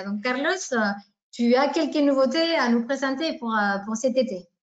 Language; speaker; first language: French; native; French